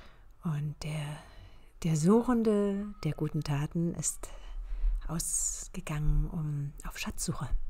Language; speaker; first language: German; native; German